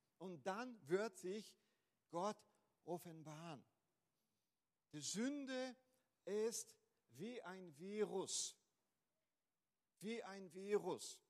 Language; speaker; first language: German; non-native, fluent; Portuguese